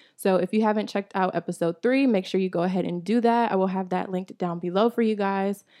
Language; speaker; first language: English; native; English